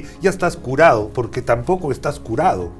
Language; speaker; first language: Spanish; native; Spanish